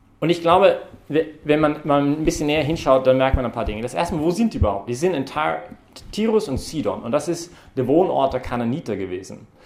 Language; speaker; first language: German; non-native, fluent; English